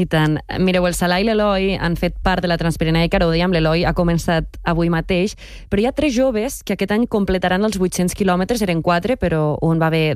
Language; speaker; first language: Catalan; native; Catalan